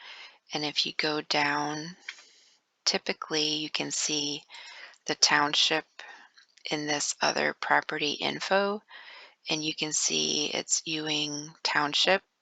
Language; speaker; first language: English; native; English